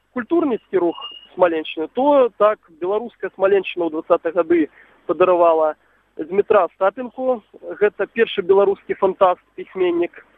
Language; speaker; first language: Belarusian; native; Belarusian